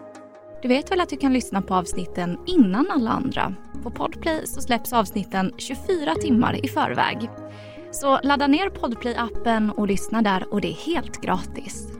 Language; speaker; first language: Swedish; native; Swedish